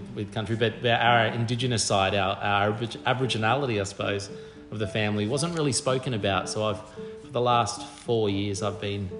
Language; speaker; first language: English; native; English